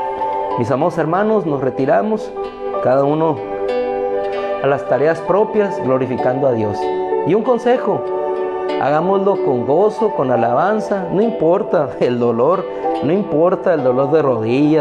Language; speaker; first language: Spanish; native; Spanish